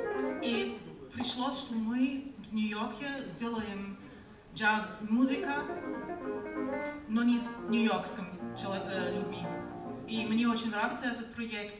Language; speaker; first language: Russian; non-native, learner; German